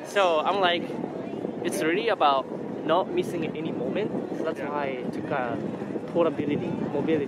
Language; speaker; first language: English; non-native, fluent; Japanese